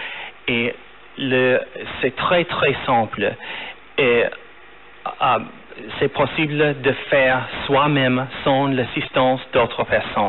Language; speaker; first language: French; non-native, fluent; English